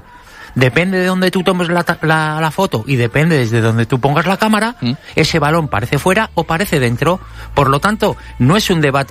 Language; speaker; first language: Spanish; native; Spanish